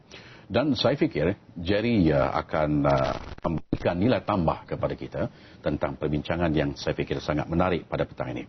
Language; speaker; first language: Malay; native; Malay